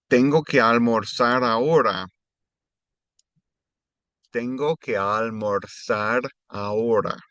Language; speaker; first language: Spanish; non-native, fluent; English